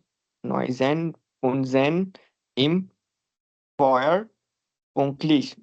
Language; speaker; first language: German; non-native, learner; Hindi